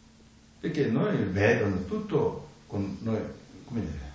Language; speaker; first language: Italian; non-native, learner; Tibetan